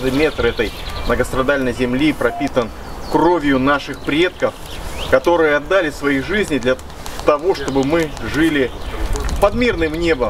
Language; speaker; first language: Russian; native; Russian